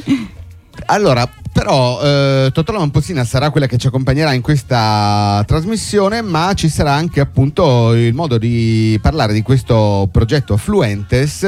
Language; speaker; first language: Italian; native; Italian